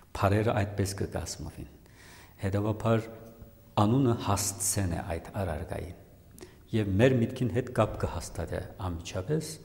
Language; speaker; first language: Armenian; native; Armenian